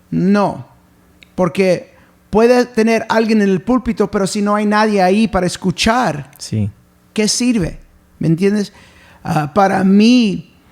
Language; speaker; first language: Spanish; early bilingual, heritage; English